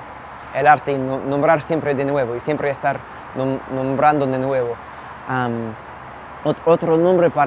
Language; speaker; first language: Spanish; non-native, fluent; English